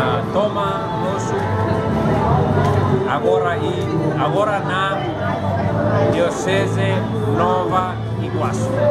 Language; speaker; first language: Portuguese; non-native, learner; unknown